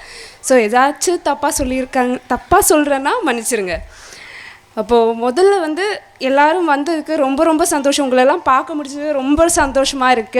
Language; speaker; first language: Tamil; non-native, learner; Malayalam